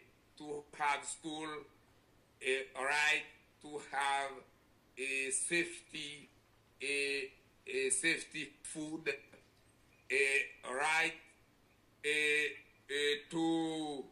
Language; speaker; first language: English; non-native, learner; Haitian Creole